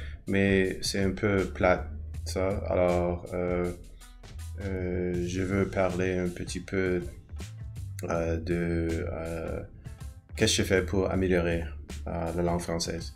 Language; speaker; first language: French; non-native, learner; English